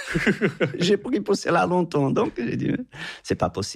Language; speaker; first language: French; non-native, fluent; Portuguese